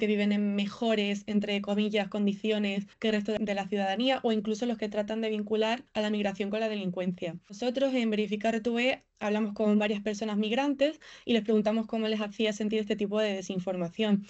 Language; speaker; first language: Spanish; native; Spanish